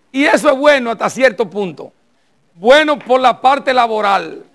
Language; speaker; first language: Spanish; native; Spanish